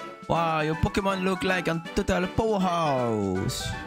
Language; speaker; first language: English; non-native, learner; French